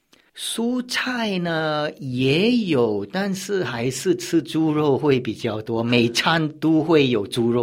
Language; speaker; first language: Chinese; early bilingual, heritage; Chinese